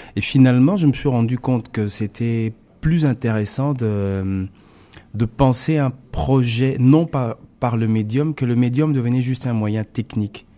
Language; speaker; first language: French; non-native, local second language; Lingala